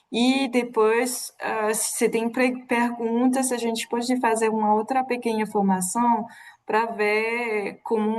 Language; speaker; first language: Portuguese; non-native, fluent; French